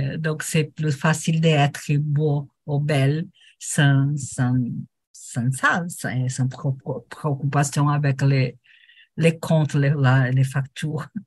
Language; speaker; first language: French; non-native, learner; Portuguese